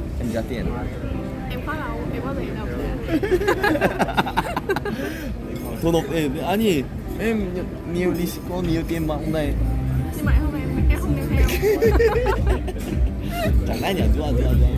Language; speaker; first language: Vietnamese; non-native, learner; Korean